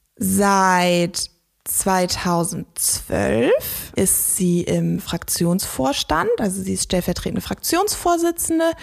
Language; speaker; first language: German; native; German